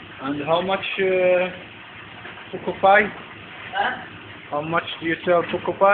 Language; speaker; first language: English; non-native, learner; Turkish